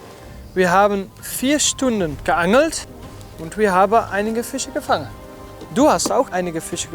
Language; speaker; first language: German; non-native, learner; Dutch